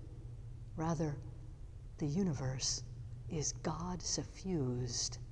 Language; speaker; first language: English; native; English